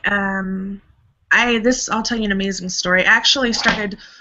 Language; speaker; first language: English; native; English